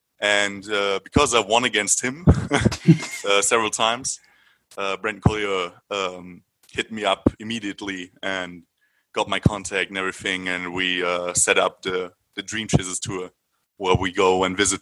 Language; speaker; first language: English; non-native, fluent; German